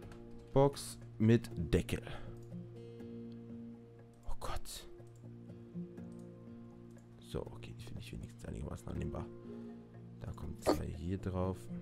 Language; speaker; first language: German; native; German